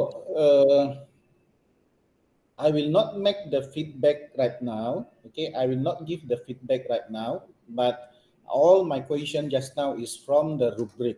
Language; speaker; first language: English; non-native, local second language; Malay